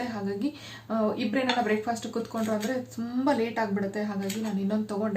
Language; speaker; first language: Kannada; native; Kannada